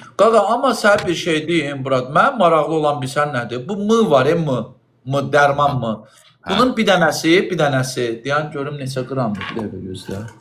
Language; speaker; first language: Azerbaijani; native; Azerbaijani